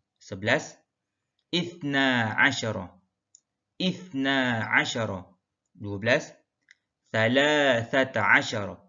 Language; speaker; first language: Arabic; non-native, fluent; Malay